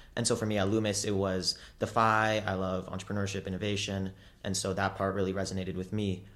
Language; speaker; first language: English; native; English